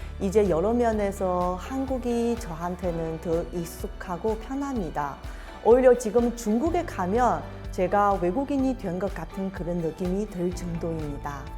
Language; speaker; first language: Korean; non-native, fluent; Chinese